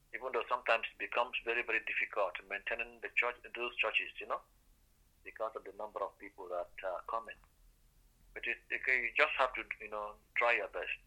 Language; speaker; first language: English; non-native, local second language; Igbo